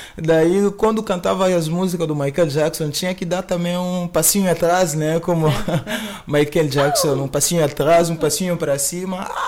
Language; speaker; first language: Portuguese; non-native, fluent; Lingala